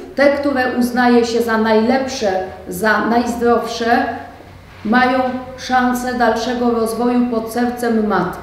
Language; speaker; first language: Polish; native; Polish